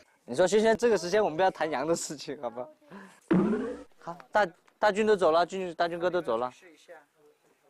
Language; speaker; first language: Chinese; native; Chinese